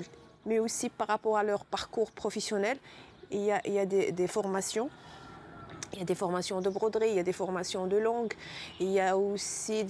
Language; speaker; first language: French; non-native, local second language; Arabic